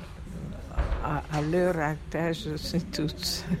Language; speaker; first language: French; non-native, fluent; Hungarian